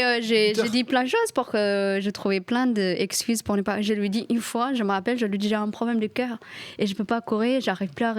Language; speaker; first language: French; non-native, fluent; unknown